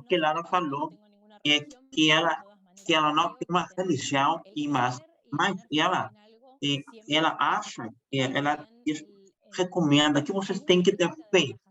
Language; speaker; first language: Portuguese; non-native, fluent; Spanish